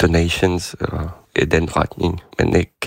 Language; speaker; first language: Danish; non-native, fluent; Ukrainian